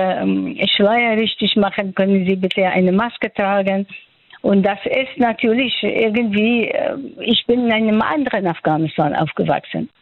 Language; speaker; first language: German; non-native, fluent; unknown